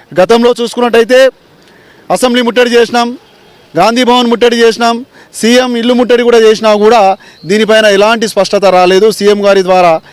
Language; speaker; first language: Telugu; non-native, local second language; Lambadi